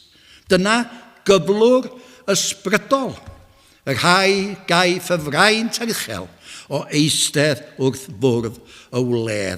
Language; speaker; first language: Welsh; native; Welsh